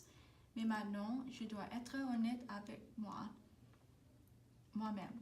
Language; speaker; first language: French; non-native, learner; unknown